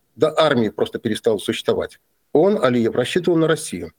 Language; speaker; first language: Russian; non-native, local second language; Azerbaijani